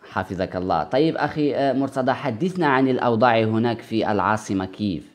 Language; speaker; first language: Arabic; native; Arabic